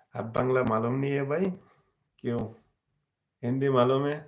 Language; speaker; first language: Hindi; non-native, learner; Bangla